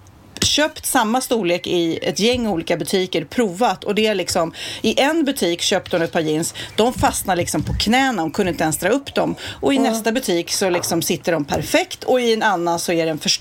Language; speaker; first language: Swedish; native; Swedish